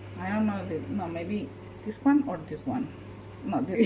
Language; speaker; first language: English; non-native, learner; Spanish